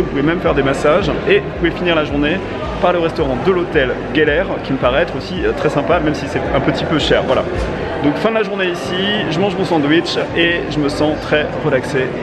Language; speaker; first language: French; native; French